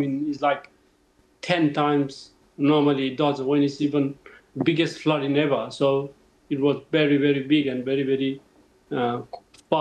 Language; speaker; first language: English; non-native, local second language; Nepali